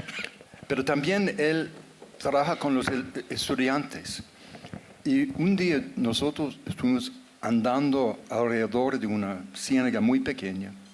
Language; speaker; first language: Spanish; non-native, fluent; English